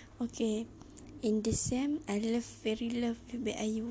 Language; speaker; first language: English; non-native, learner; Malay